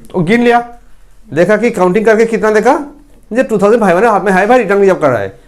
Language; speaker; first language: Hindi; non-native, local second language; Bangla